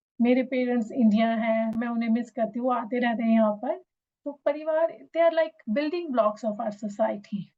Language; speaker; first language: Hindi; native; Hindi